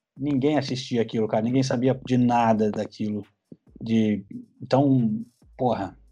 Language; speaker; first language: Portuguese; early bilingual, other home language; English